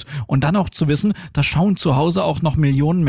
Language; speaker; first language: German; native; German